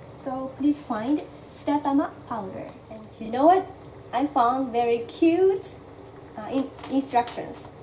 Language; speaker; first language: English; non-native, fluent; Japanese